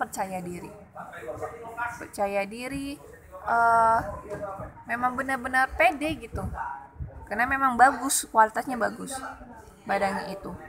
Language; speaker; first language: Indonesian; native; Indonesian